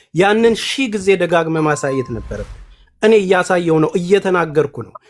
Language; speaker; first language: Amharic; non-native, local second language; Oromo